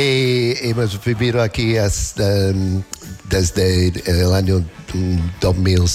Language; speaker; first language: Spanish; non-native, learner; English